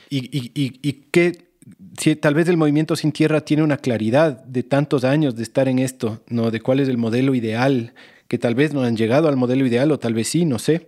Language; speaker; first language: Spanish; native; Spanish